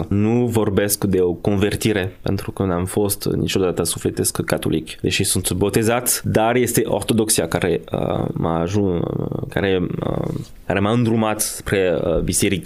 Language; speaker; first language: Romanian; non-native, fluent; French